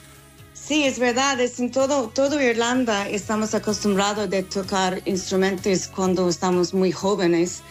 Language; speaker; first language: Spanish; non-native, fluent; English